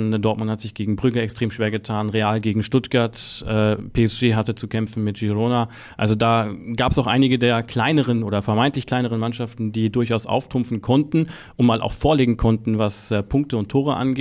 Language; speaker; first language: German; native; German